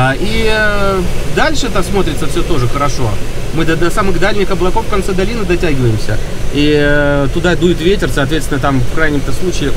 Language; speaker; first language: Russian; native; Russian